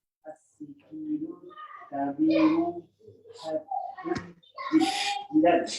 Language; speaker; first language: Arabic; non-native, learner; Indonesian